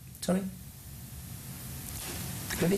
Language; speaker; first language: English; non-native, learner; French